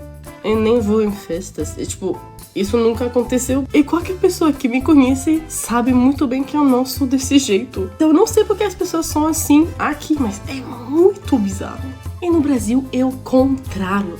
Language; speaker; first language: Portuguese; non-native, fluent; English